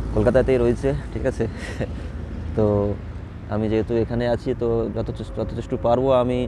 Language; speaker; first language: Bangla; non-native, local second language; Hindi